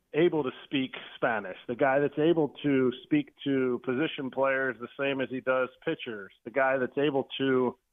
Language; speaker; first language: English; native; English